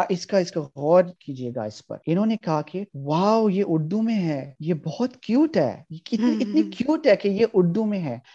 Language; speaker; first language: Urdu; early bilingual, heritage; Urdu